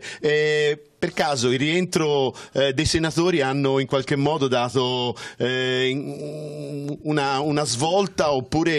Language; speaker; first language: Italian; native; Italian